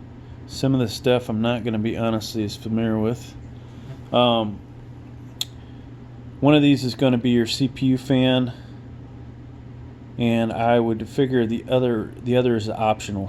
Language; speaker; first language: English; native; English